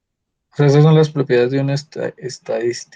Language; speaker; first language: Spanish; native; Spanish